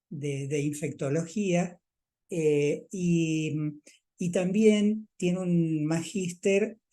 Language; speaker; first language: Spanish; native; Spanish